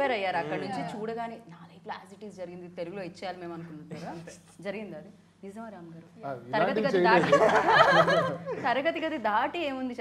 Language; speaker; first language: Telugu; native; Telugu